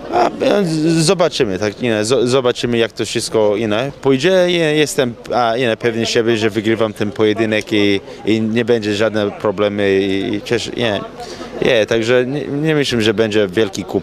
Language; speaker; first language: Polish; early bilingual, heritage; Polish